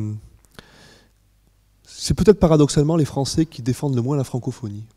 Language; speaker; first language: French; native; French